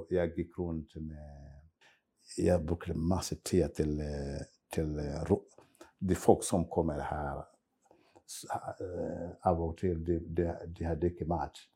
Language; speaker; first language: Norwegian; non-native, fluent; Swahili